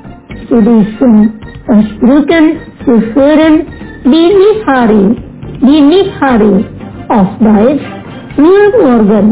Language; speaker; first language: German; non-native, learner; Indonesian